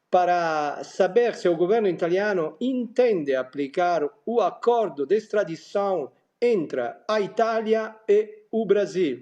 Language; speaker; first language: Portuguese; non-native, fluent; Italian